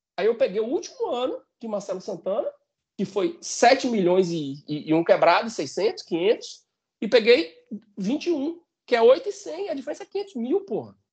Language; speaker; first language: Portuguese; native; Portuguese